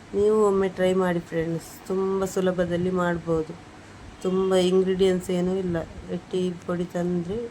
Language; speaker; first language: Kannada; non-native, local second language; Tulu